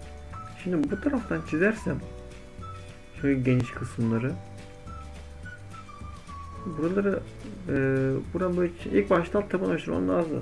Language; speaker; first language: Turkish; native; Turkish